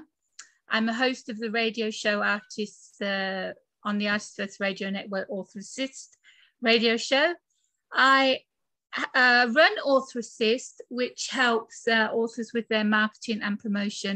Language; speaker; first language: English; native; English